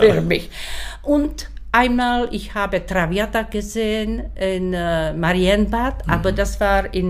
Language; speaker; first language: German; non-native, learner; Czech